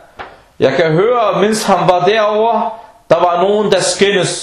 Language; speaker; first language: Danish; non-native, fluent; Arabic